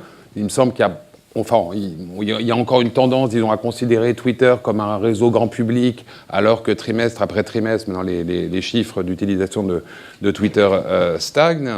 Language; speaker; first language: French; native; French